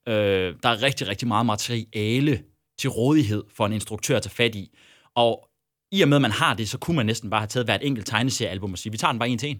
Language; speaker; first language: Danish; native; Danish